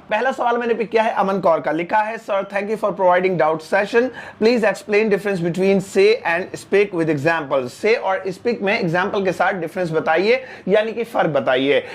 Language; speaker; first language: Hindi; native; Hindi